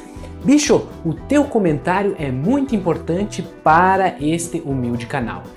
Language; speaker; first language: Portuguese; native; Portuguese